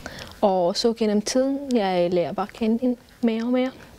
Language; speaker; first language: Danish; non-native, fluent; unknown